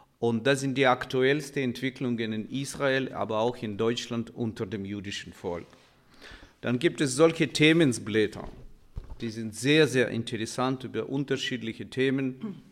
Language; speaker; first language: German; non-native, fluent; Russian